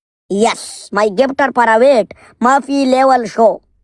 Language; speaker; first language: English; non-native, learner; Urdu